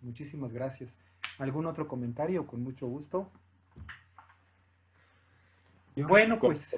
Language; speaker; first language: Spanish; native; Spanish